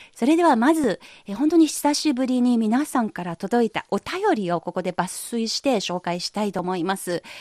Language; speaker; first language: Japanese; non-native, fluent; Chinese